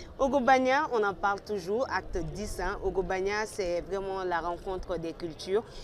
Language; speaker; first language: French; non-native, local second language; Bambara